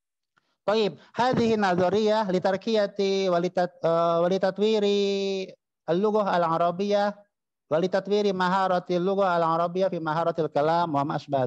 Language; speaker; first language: Arabic; non-native, fluent; Indonesian